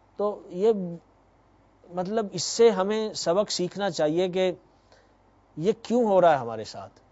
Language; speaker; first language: Urdu; native; Urdu